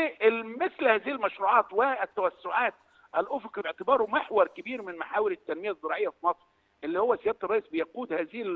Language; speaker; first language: Arabic; native; Arabic